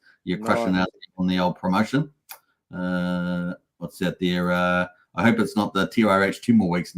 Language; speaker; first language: English; native; English